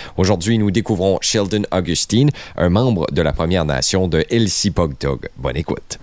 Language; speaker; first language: French; native; French